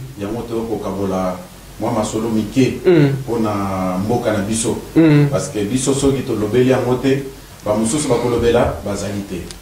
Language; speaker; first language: Lingala; native; Lingala